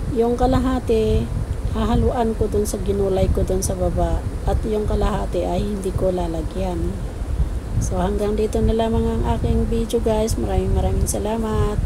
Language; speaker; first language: Filipino; non-native, local second language; Iloko